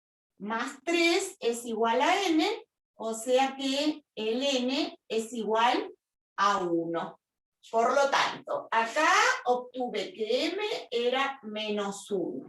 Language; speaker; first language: Spanish; native; Spanish